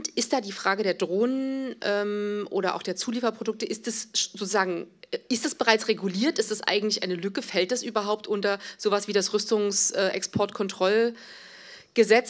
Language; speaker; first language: German; native; German